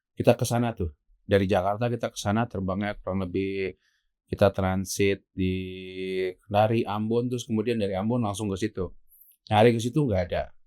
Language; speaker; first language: Indonesian; native; Indonesian